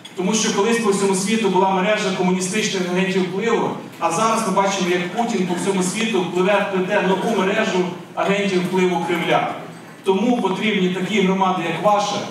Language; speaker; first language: Ukrainian; native; Ukrainian